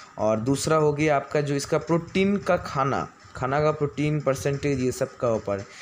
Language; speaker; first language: Hindi; non-native, local second language; Bangla